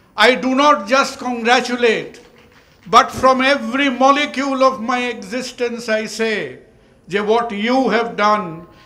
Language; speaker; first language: English; non-native, local second language; Bangla